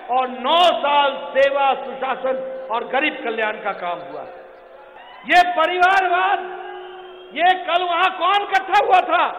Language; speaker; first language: Hindi; native; Hindi